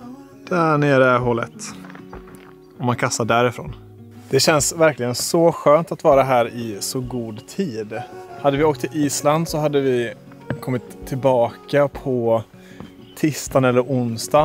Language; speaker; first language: Swedish; native; Swedish